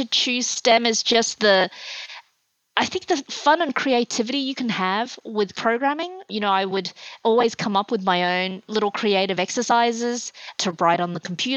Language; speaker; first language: English; native; English